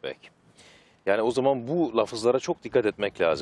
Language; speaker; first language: Turkish; native; Turkish